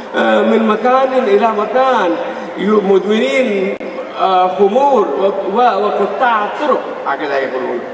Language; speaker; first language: Arabic; non-native, fluent; Urdu